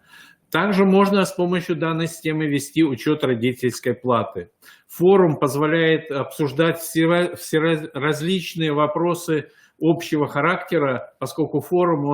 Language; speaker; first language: Russian; native; Russian